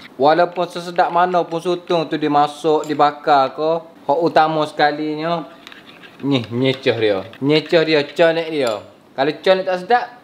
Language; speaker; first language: Malay; native; Malay